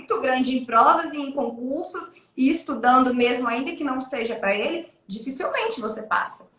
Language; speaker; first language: Portuguese; native; Portuguese